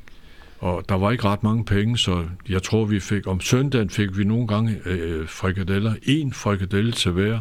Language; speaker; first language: Danish; native; Danish